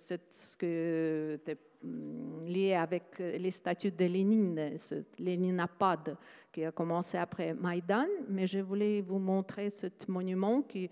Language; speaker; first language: French; non-native, fluent; Ukrainian